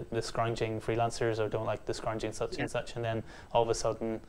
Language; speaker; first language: English; native; English